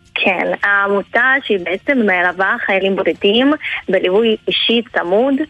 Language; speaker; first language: Hebrew; non-native, fluent; Ukrainian